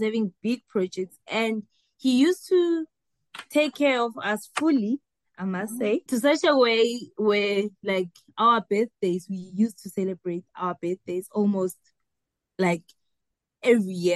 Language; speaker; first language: English; non-native, local second language; South Ndebele